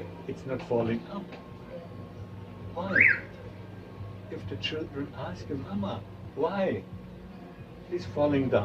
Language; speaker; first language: English; non-native, fluent; German